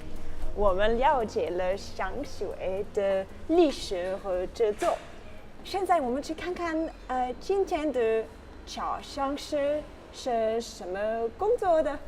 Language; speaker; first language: Chinese; non-native, fluent; French